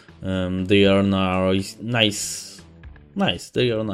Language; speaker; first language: English; non-native, fluent; Polish